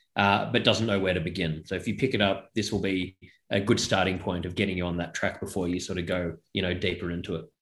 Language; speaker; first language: English; native; English